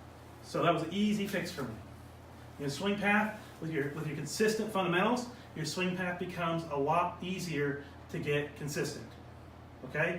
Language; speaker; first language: English; native; English